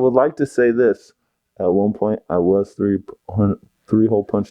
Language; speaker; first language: English; native; English